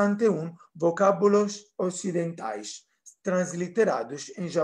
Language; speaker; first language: Portuguese; non-native, fluent; Italian